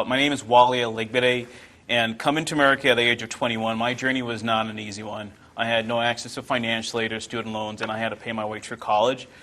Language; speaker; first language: English; non-native, local second language; Yoruba